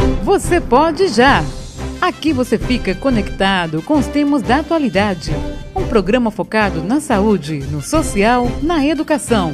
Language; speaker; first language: Portuguese; native; Portuguese